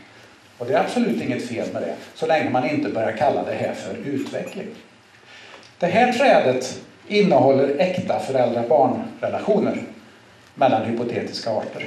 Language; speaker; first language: Swedish; native; Swedish